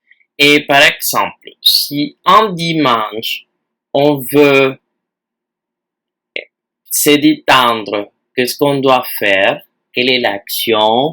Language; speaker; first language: French; non-native, fluent; Spanish